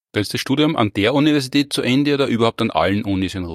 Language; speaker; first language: German; native; German